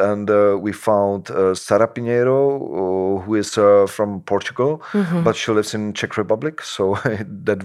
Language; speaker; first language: English; non-native, fluent; Czech